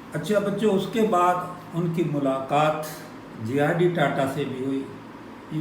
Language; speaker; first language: Hindi; non-native, local second language; Punjabi